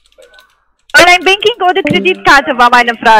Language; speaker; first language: German; non-native, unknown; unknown